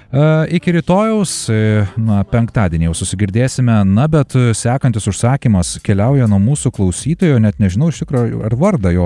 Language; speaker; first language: Lithuanian; native; Lithuanian